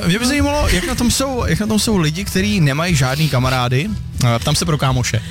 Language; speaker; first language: Czech; native; Czech